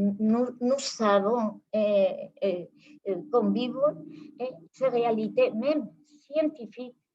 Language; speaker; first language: French; non-native, fluent; Spanish